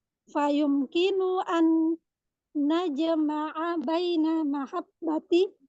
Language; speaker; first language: Arabic; non-native, learner; Indonesian